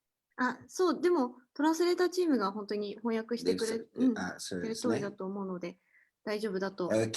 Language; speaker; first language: Japanese; native; Japanese